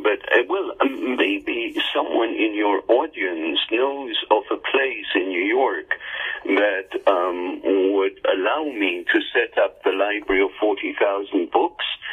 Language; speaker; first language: English; early bilingual, heritage; English